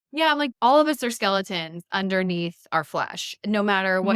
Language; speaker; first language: English; native; English